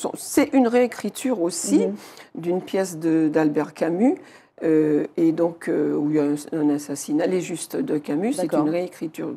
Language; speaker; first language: French; native; French